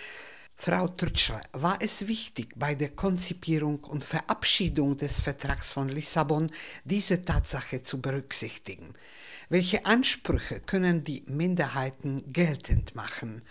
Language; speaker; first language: German; non-native, fluent; Czech